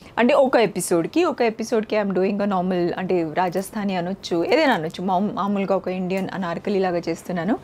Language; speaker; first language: Telugu; non-native, fluent; Marathi